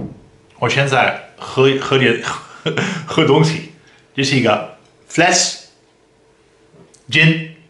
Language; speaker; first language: Chinese; non-native, fluent; Dutch